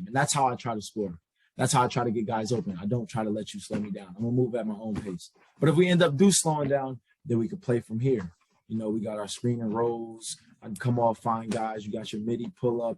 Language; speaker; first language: English; native; English